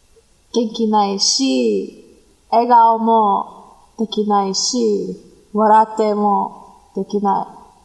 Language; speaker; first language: Japanese; non-native, learner; English